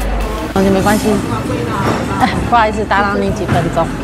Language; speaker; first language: Chinese; native; Chinese